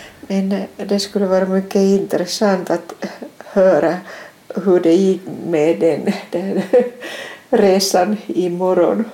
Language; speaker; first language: Swedish; non-native, fluent; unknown